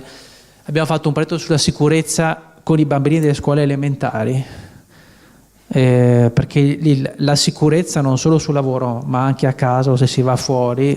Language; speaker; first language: Italian; native; Italian